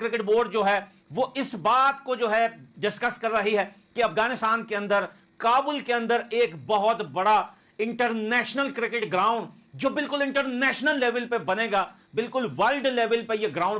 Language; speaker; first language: Hindi; native; Hindi